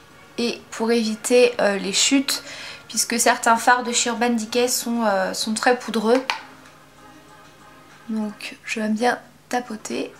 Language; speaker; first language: French; native; French